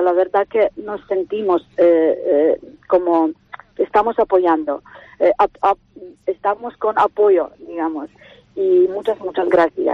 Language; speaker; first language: Spanish; non-native, fluent; Ukrainian